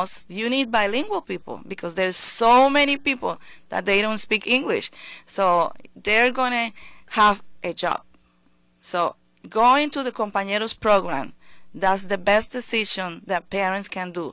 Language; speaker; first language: English; non-native, fluent; Spanish